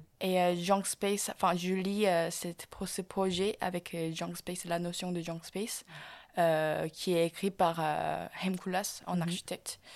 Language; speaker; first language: French; non-native, fluent; Korean